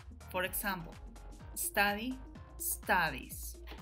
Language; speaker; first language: English; non-native, fluent; Spanish